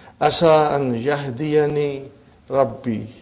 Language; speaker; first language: Arabic; non-native, fluent; Tamil